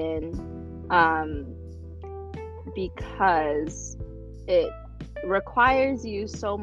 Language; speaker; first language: English; early bilingual, other home language; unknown